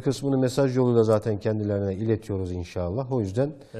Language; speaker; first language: Turkish; native; Turkish